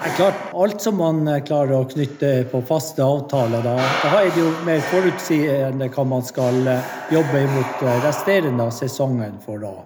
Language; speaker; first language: Norwegian; native; Norwegian